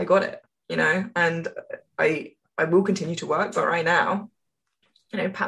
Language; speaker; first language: English; native; English